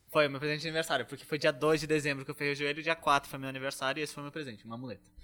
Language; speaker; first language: Portuguese; native; Portuguese